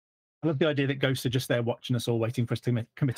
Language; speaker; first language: English; native; English